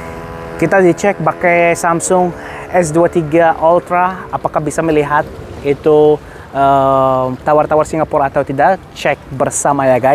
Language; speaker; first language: Indonesian; non-native, fluent; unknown